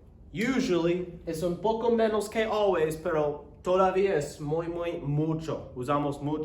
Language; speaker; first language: Spanish; non-native, learner; English